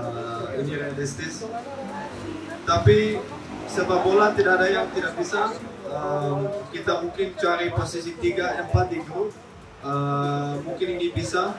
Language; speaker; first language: Indonesian; non-native, fluent; Dutch